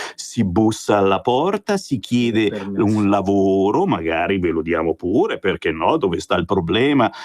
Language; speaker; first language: Italian; native; Italian